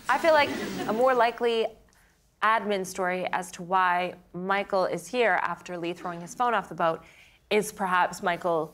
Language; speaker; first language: English; native; English